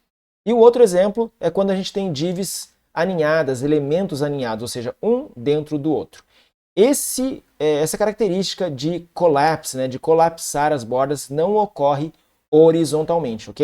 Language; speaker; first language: Portuguese; native; Portuguese